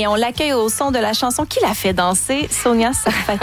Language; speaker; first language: French; native; French